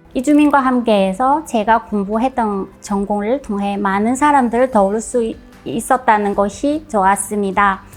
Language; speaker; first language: Korean; non-native, fluent; Chinese